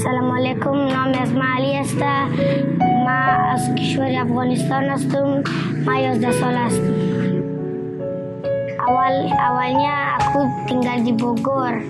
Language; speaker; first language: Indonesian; early bilingual, other home language; Persian